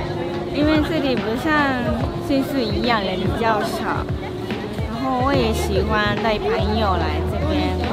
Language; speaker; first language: Chinese; non-native, fluent; Japanese